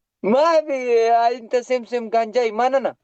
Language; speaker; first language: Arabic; non-native, learner; Pashto